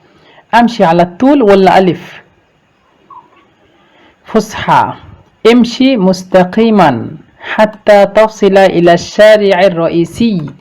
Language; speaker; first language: Arabic; non-native, fluent; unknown